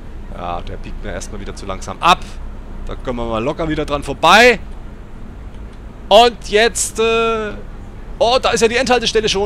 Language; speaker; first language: German; native; German